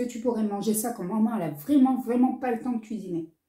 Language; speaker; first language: French; native; French